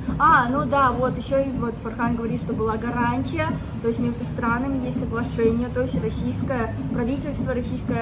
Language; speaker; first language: Russian; native; Russian